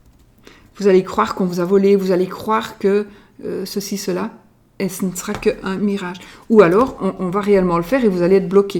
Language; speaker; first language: French; native; French